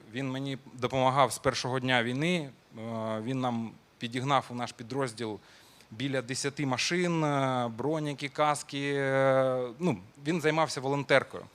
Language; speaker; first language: Ukrainian; non-native, local second language; Russian